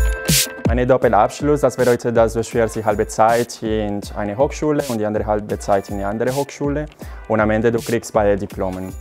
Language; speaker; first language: German; non-native, local second language; Spanish